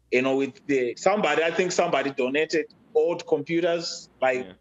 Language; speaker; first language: English; non-native, local second language; Shona